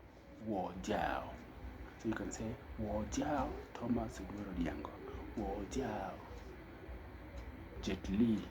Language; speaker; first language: Chinese; non-native, learner; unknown